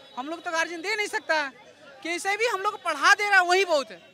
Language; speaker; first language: Hindi; native; Hindi